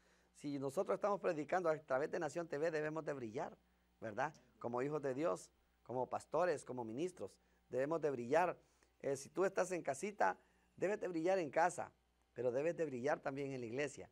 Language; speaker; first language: Spanish; native; Spanish